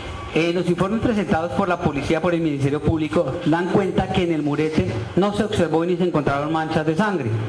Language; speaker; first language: Spanish; native; Spanish